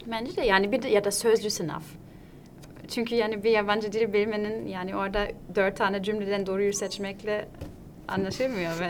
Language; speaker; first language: Turkish; non-native, fluent; German